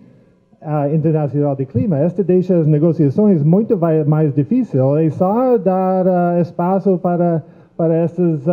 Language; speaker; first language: Portuguese; non-native, fluent; English